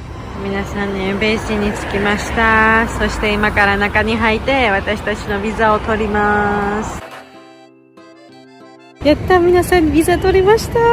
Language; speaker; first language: Japanese; non-native, learner; Georgian